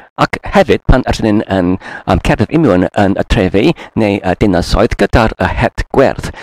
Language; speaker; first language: Welsh; non-native, learner; English